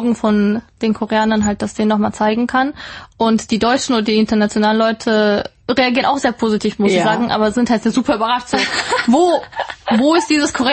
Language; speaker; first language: German; native; German